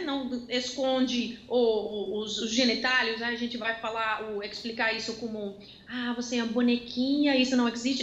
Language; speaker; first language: Portuguese; non-native, fluent; Dutch